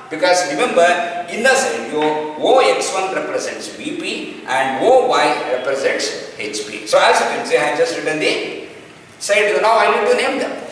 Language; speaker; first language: English; non-native, local second language; Kannada